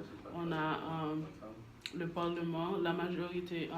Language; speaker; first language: French; non-native, learner; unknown